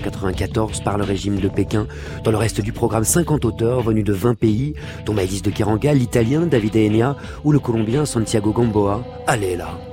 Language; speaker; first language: French; native; French